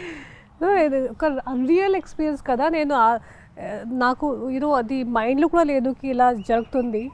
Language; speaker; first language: Telugu; non-native, fluent; Hindi